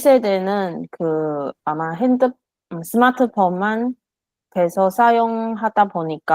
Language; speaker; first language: Korean; non-native, learner; Chinese